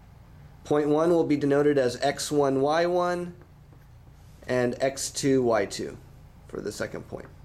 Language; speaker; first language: English; native; English